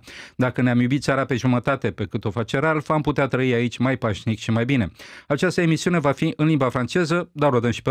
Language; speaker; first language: Romanian; native; Romanian